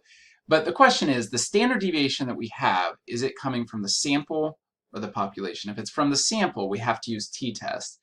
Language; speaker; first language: English; native; English